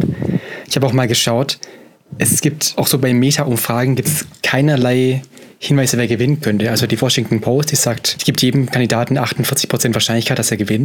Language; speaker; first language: German; native; German